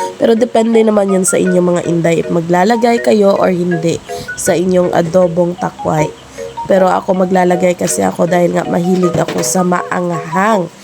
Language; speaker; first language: Filipino; non-native, local second language; Cebuano